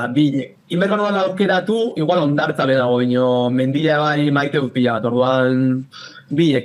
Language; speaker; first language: Basque; native; Basque